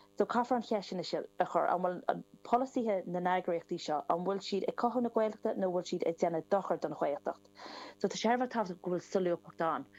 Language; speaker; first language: Irish; non-native, local second language; English